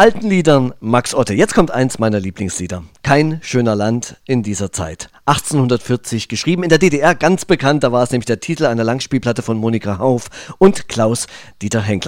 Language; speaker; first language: German; native; German